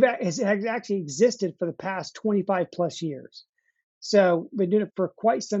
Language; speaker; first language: English; native; English